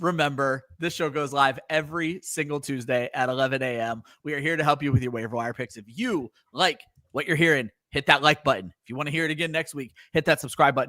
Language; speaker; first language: English; native; English